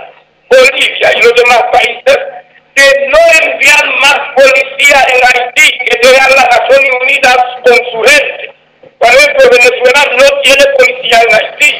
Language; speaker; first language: Spanish; non-native, fluent; Haitian Creole